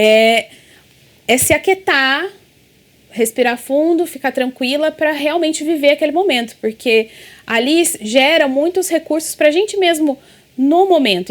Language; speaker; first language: Portuguese; native; Portuguese